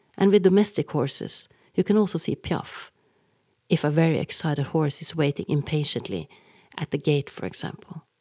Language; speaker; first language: English; non-native, fluent; Norwegian